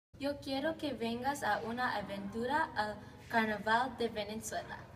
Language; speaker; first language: Spanish; non-native, learner; English